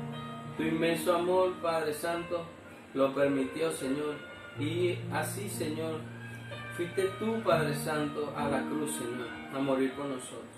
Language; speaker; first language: Spanish; native; Spanish